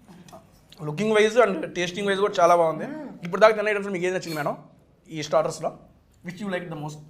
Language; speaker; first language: Telugu; native; Telugu